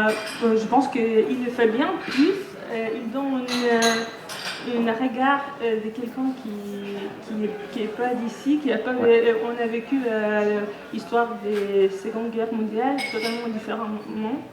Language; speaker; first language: French; non-native, fluent; Russian